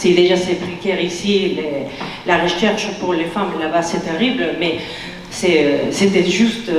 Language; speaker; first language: French; non-native, fluent; Spanish